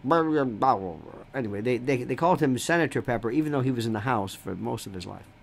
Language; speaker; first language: English; native; English